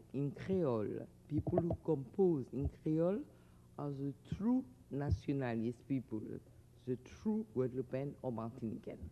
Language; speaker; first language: English; non-native, fluent; French